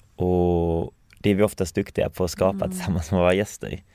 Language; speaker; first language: Swedish; native; Swedish